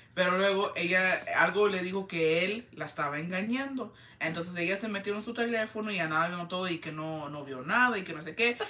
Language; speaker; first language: Spanish; early bilingual, heritage; Spanish